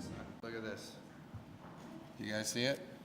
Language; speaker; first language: English; native; English